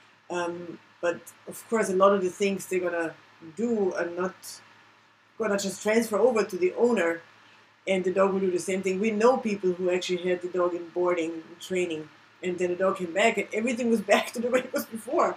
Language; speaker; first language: English; non-native, fluent; German